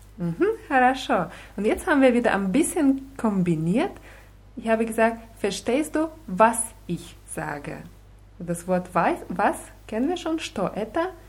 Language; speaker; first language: German; non-native, fluent; Russian